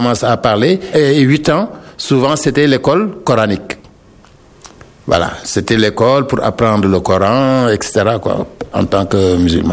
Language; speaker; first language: French; non-native, local second language; Wolof